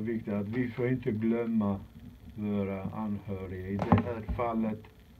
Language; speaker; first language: Swedish; non-native, fluent; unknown